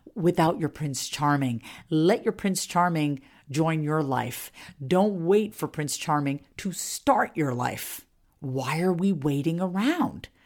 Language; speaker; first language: English; native; English